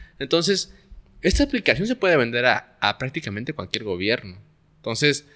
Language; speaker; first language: Spanish; native; Spanish